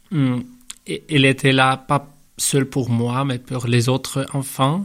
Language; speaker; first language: French; non-native, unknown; Russian